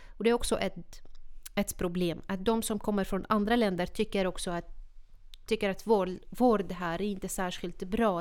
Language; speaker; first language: Swedish; non-native, fluent; Arabic